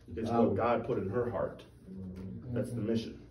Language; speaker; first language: English; native; English